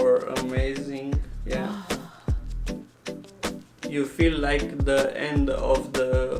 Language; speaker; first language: English; non-native, learner; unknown